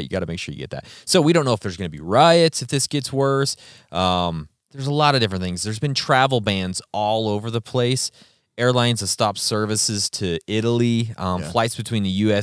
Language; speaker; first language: English; native; English